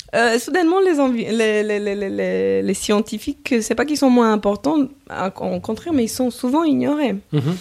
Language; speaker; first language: French; non-native, fluent; Romanian